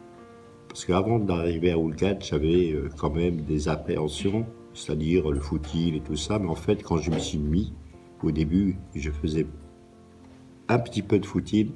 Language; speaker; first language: French; native; French